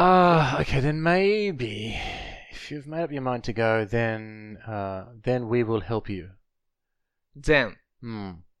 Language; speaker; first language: English; non-native, learner; Japanese